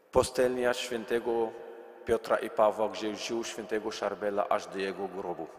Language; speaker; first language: Polish; non-native, learner; Arabic